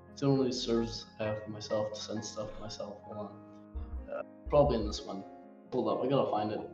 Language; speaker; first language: English; native; English